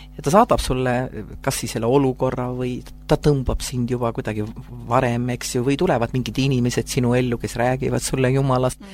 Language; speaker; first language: Estonian; native; Estonian